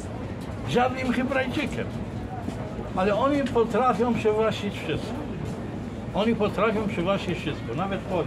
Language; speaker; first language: Polish; non-native, fluent; Arabic